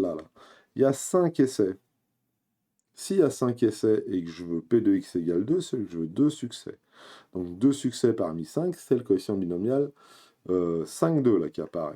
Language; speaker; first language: French; native; French